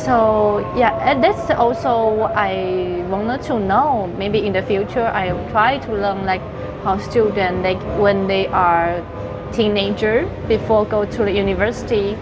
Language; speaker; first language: English; non-native, fluent; Chinese